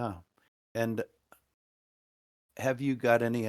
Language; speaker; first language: English; native; English